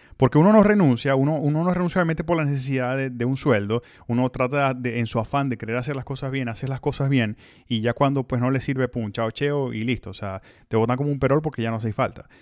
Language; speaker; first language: Spanish; native; Spanish